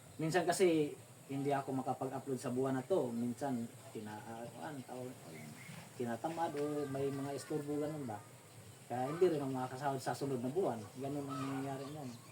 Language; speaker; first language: Filipino; non-native, local second language; Cebuano